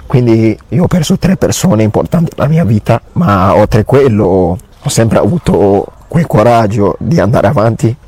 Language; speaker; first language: Italian; non-native, fluent; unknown